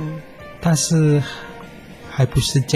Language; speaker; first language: Chinese; non-native, fluent; Indonesian